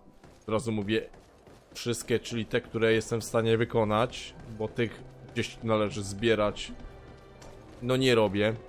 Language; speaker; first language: Polish; native; Polish